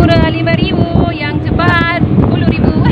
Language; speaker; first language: Indonesian; non-native, learner; English